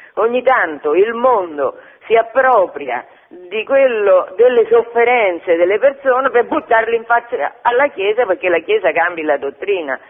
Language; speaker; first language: Italian; native; Italian